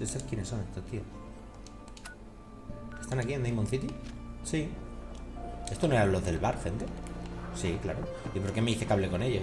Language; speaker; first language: Spanish; native; Spanish